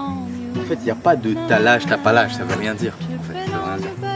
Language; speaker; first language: French; native; French